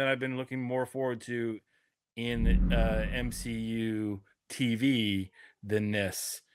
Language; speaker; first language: English; native; English